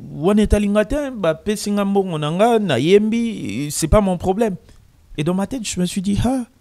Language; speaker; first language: French; non-native, local second language; Lingala